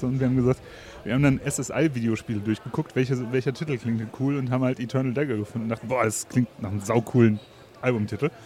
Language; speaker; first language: German; native; German